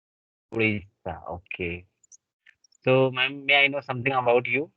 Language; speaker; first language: English; non-native, learner; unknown